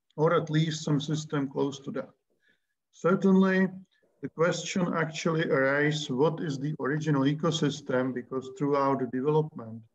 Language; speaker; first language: English; non-native, fluent; Czech